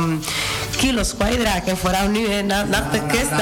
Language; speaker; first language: Dutch; non-native, fluent; Spanish